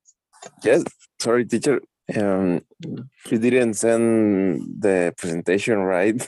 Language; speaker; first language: English; non-native, learner; Spanish